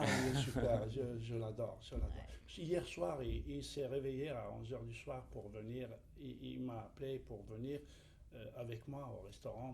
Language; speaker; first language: French; non-native, fluent; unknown